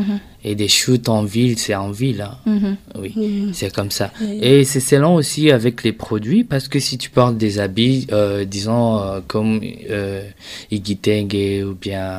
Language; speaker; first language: French; non-native, local second language; Rundi